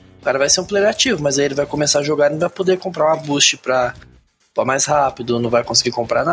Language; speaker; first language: Portuguese; native; Portuguese